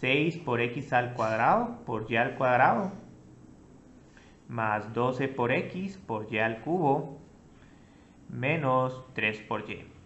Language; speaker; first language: Spanish; native; Spanish